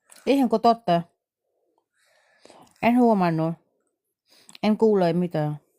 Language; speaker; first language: Finnish; non-native, learner; Vietnamese